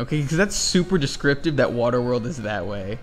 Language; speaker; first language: English; native; English